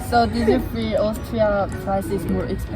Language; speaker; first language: English; non-native, learner; Korean